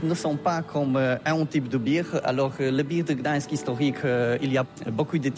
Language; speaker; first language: French; non-native, fluent; Polish